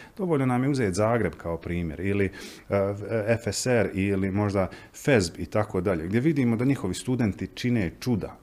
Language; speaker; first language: Croatian; native; Croatian